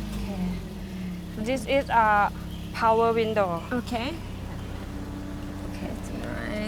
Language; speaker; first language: English; non-native, learner; Thai